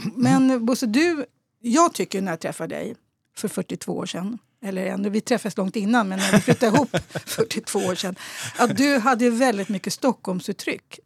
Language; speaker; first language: Swedish; native; Swedish